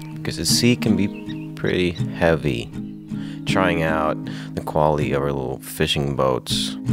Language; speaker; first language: English; non-native, fluent; Swedish